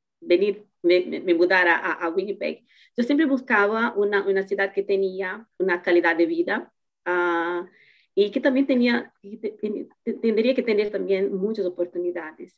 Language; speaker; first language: Spanish; non-native, fluent; Portuguese